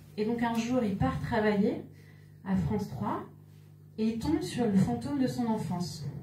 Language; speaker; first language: French; native; French